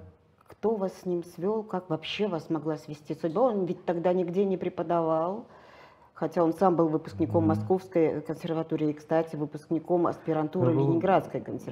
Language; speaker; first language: Russian; native; Russian